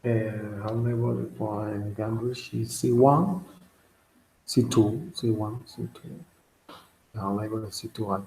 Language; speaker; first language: English; non-native, learner; Spanish